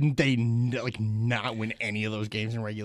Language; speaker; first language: English; native; English